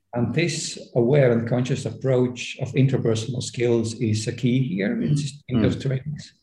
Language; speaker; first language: English; non-native, fluent; Estonian